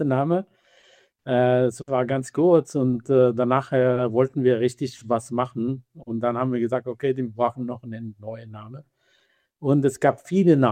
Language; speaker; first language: German; non-native, fluent; Hebrew